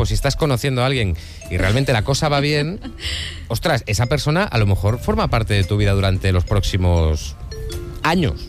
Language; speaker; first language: Spanish; native; Spanish